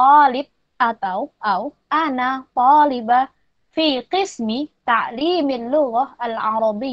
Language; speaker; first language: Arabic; non-native, learner; Indonesian